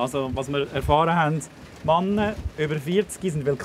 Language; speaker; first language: German; native; German